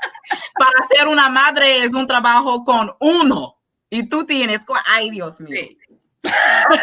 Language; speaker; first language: Spanish; non-native, learner; English